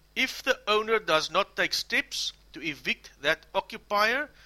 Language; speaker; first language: English; non-native, local second language; Afrikaans